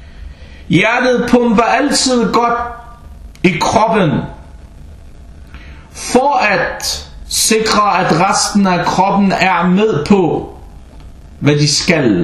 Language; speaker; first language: Danish; early bilingual, other home language; Arabic